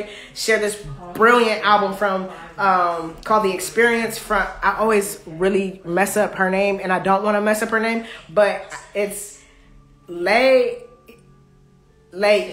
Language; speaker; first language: English; native; English